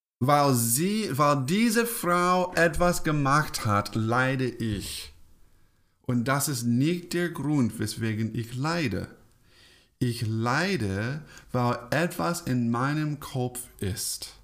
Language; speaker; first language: German; non-native, fluent; English